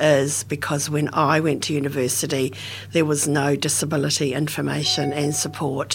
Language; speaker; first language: English; native; English